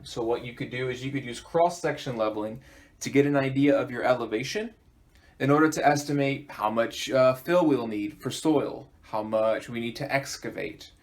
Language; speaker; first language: English; native; English